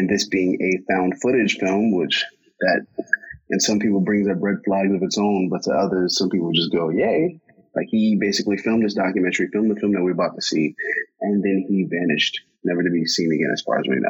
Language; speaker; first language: English; native; English